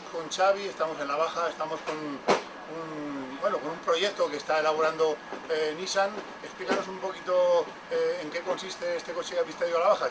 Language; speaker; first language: Spanish; native; Spanish